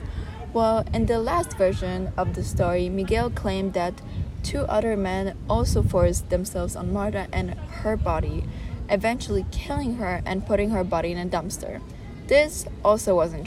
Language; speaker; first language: English; non-native, fluent; Polish